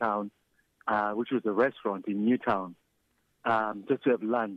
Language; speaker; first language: English; non-native, local second language; Xhosa